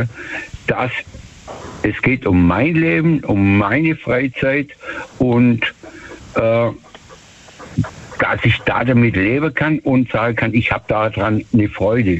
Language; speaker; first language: German; native; German